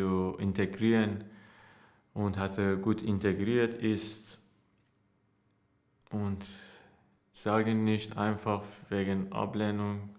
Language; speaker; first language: German; non-native, learner; Persian